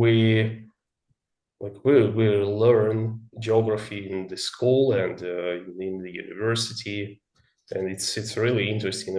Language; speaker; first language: English; non-native, learner; Russian